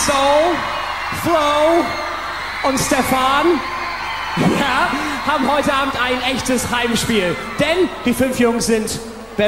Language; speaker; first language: German; native; German